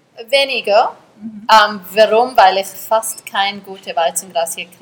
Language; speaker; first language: German; early bilingual, heritage; German